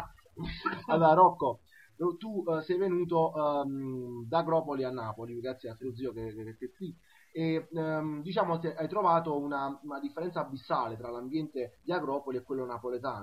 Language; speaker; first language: Italian; native; Italian